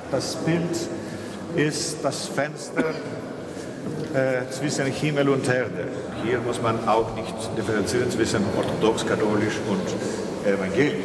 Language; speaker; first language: German; non-native, fluent; Greek